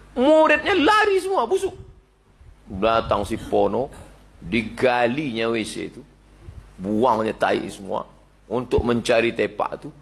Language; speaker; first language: Malay; native; Malay